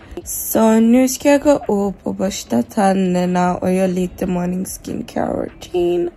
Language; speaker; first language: Swedish; non-native, fluent; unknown